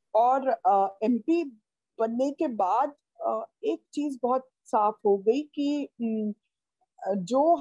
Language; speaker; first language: Hindi; native; Hindi